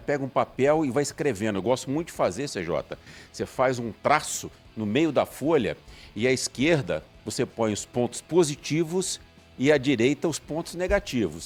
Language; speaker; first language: Portuguese; native; Portuguese